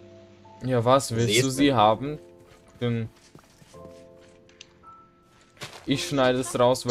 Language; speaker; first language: German; native; German